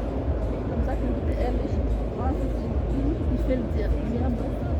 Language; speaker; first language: German; non-native, learner; Russian